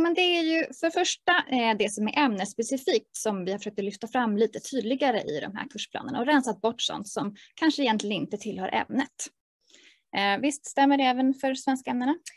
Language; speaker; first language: Swedish; native; Swedish